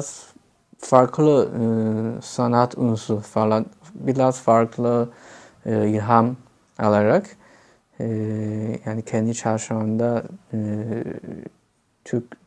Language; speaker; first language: Turkish; non-native, fluent; Chinese